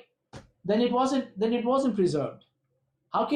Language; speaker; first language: English; native; English